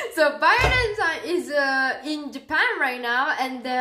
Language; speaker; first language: English; non-native, fluent; Japanese